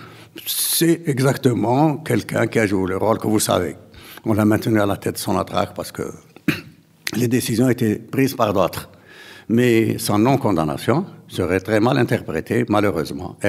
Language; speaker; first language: French; non-native, local second language; Arabic